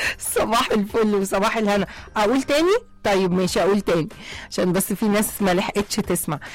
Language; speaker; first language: Arabic; native; Arabic